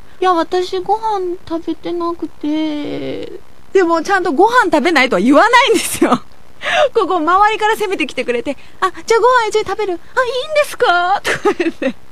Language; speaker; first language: Japanese; native; Japanese